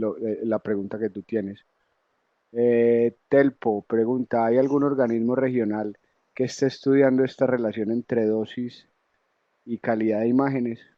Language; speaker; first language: Spanish; native; Spanish